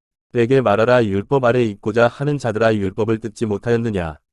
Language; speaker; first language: Korean; native; Korean